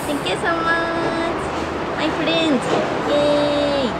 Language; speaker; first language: English; non-native, learner; Japanese